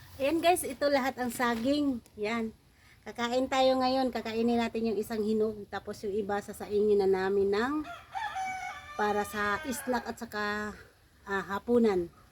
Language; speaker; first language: Filipino; non-native, local second language; Cebuano